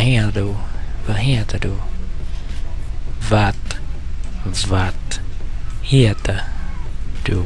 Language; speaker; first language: Swedish; non-native, learner; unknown